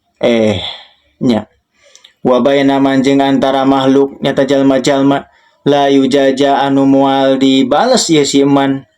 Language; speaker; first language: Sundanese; native; Sundanese